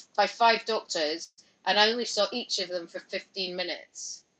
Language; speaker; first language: English; native; English